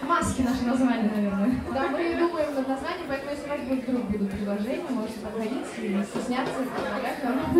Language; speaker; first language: Russian; native; Russian